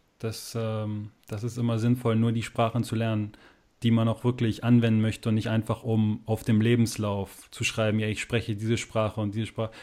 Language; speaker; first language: German; native; German